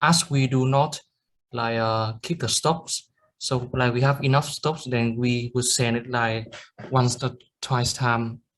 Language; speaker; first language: English; non-native, learner; Vietnamese